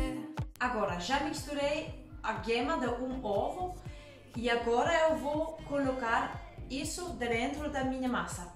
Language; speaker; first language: Portuguese; non-native, learner; Danish